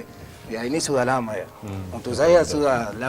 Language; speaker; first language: Indonesian; non-native, learner; Spanish